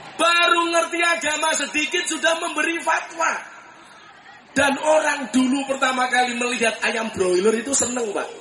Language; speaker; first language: Indonesian; non-native, local second language; Javanese